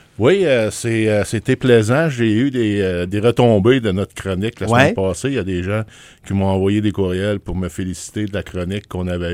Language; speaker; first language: French; native; French